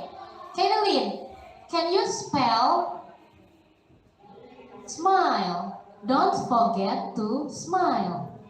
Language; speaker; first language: English; non-native, fluent; Indonesian